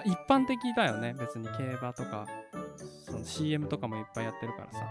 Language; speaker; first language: Japanese; native; Japanese